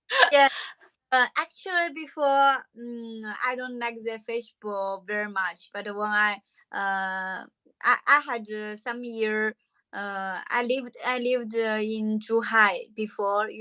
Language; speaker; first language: English; non-native, learner; Chinese